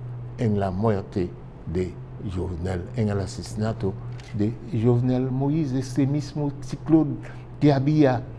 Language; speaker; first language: Spanish; non-native, fluent; French